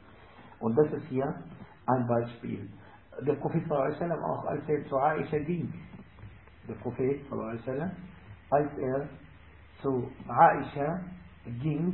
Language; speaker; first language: German; non-native, fluent; Arabic